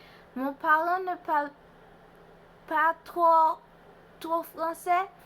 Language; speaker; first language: French; non-native, learner; Haitian Creole